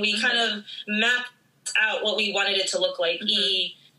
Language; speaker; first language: English; early bilingual, other home language; Spanish